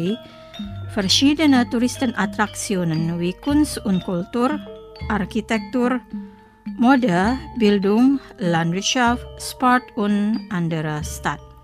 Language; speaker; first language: German; non-native, fluent; Indonesian